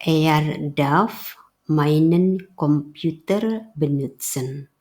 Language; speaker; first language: German; non-native, fluent; Indonesian